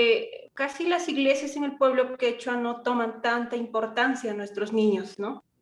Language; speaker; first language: Spanish; non-native, local second language; Quechua